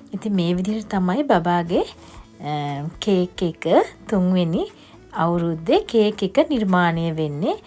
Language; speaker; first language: Sinhala; native; Sinhala